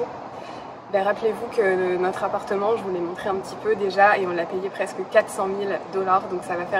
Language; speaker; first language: French; native; French